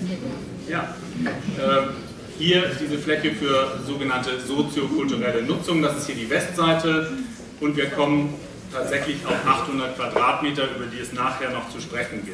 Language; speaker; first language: German; native; German